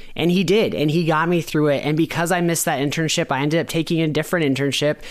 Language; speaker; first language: English; native; English